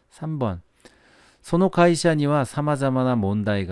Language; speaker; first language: Japanese; non-native, fluent; Korean